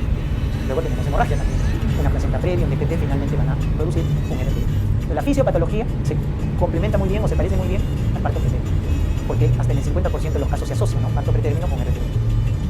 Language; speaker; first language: Spanish; native; Spanish